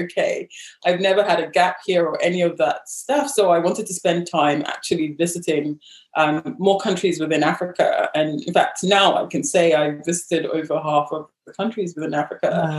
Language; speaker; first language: English; non-native, local second language; Igbo